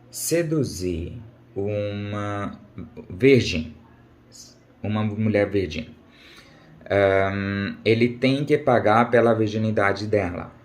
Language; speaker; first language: Portuguese; non-native, learner; Urdu